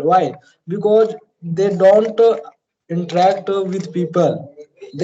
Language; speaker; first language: English; non-native, learner; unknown